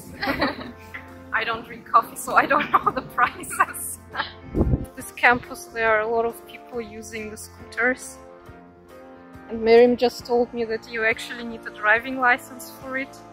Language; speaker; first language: English; non-native, learner; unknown